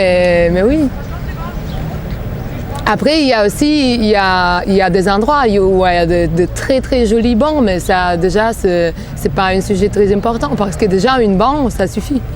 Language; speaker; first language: French; non-native, fluent; Bulgarian